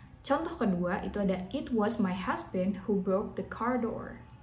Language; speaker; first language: English; non-native, fluent; Indonesian